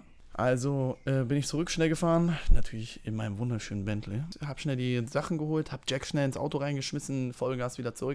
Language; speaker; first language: German; native; German